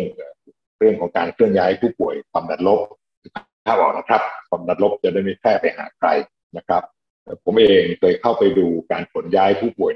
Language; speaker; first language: Thai; native; Thai